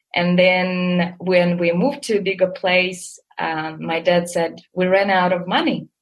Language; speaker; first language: English; non-native, fluent; Russian